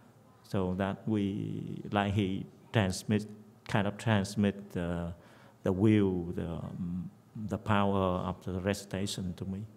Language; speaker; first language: English; non-native, fluent; Vietnamese